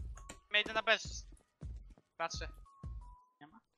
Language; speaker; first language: Polish; native; Polish